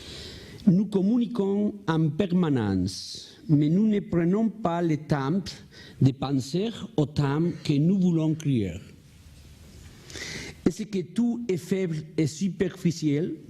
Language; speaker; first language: French; non-native, learner; Spanish